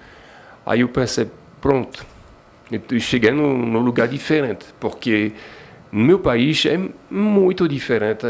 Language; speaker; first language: Portuguese; non-native, fluent; French